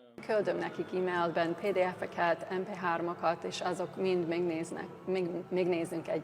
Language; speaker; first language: Hungarian; early bilingual, heritage; English